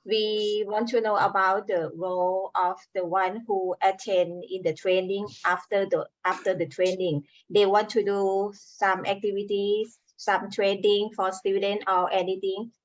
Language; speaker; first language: English; non-native, learner; Thai